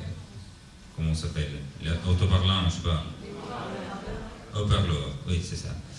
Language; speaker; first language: French; non-native, learner; Italian